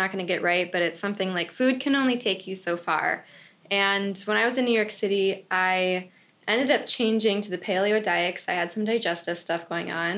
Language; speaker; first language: English; native; English